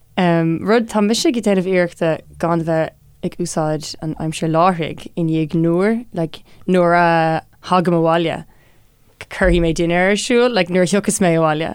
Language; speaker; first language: Irish; non-native, local second language; English